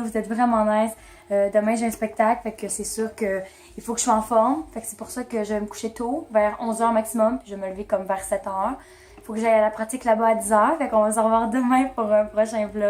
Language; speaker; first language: French; native; French